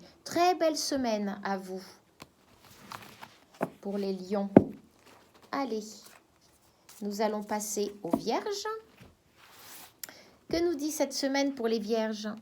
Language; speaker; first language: French; native; French